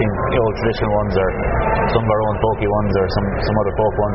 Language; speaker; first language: English; native; English